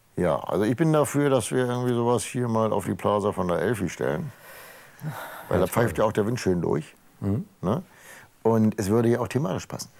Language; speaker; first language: German; native; German